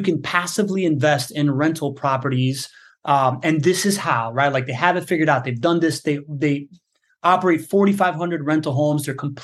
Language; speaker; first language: English; native; English